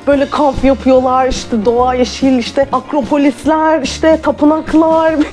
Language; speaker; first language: Turkish; native; Turkish